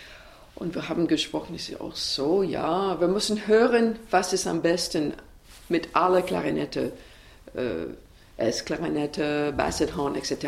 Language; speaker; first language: German; non-native, learner; English